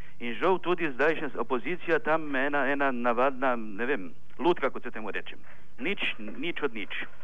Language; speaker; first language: Slovenian; non-native, fluent; Ukrainian